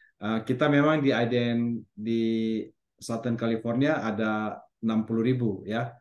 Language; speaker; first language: Indonesian; native; Indonesian